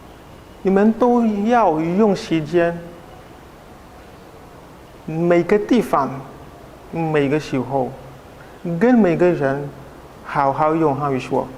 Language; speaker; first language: Chinese; non-native, learner; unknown